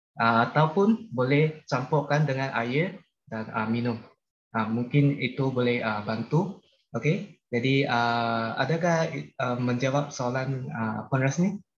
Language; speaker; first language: Malay; non-native, local second language; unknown